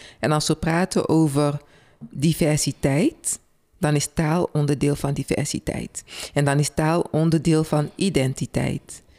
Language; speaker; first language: Dutch; early bilingual, other home language; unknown